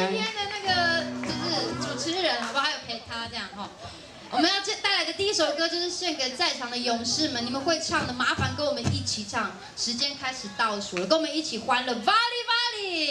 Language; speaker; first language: Chinese; native; Chinese